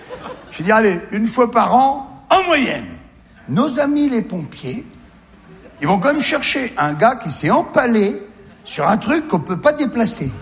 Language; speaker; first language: French; native; French